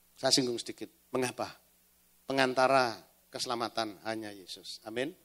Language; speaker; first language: Indonesian; native; Indonesian